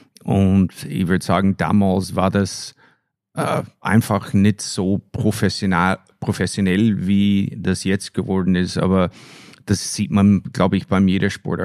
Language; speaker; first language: German; non-native, fluent; English